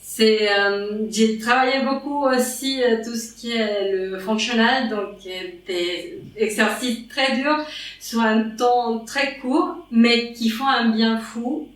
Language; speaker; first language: French; non-native, fluent; Spanish